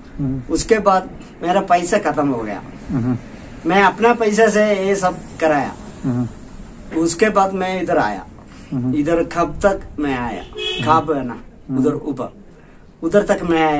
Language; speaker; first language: Hindi; non-native, local second language; Malayalam